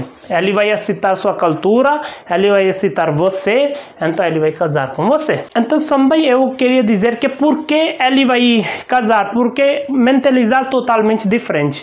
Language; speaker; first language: Portuguese; non-native, learner; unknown